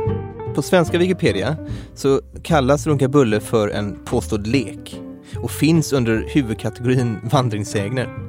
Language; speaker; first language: Swedish; native; Swedish